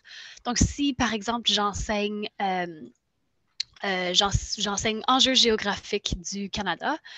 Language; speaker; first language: French; native; French